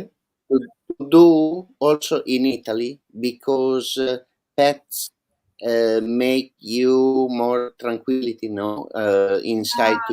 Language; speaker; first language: English; non-native, learner; Italian